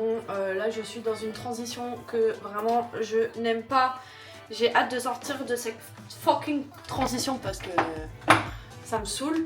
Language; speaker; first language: French; native; French